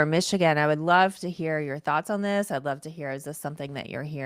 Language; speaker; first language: English; native; English